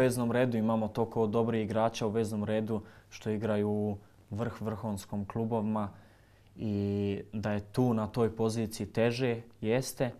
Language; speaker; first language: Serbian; early bilingual, heritage; Croatian